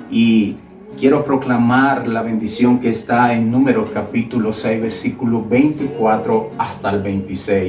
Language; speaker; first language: Spanish; native; Spanish